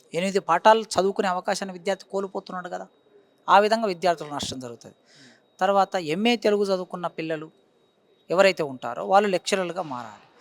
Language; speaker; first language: Telugu; native; Telugu